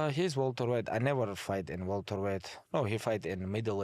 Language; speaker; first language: English; non-native, fluent; Avaric